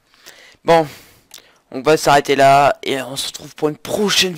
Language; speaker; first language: French; native; French